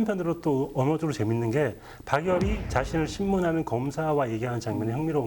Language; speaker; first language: Korean; native; Korean